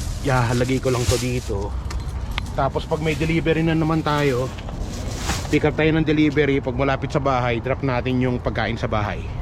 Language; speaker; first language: Filipino; native; Filipino